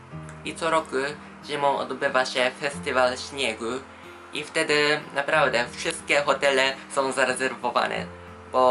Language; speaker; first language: Polish; non-native, fluent; Japanese